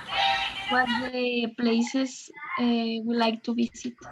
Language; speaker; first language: English; non-native, learner; Spanish